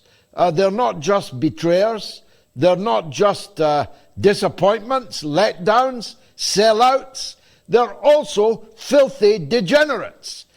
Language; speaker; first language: English; native; English